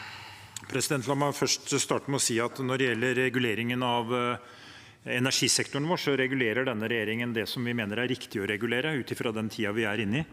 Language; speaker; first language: Norwegian; native; Norwegian